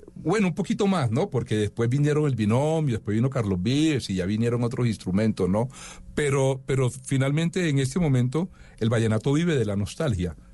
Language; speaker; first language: Spanish; native; Spanish